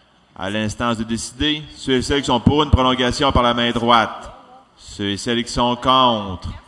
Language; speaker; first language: French; native; French